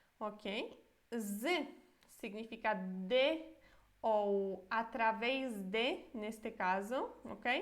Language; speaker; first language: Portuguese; non-native, fluent; Polish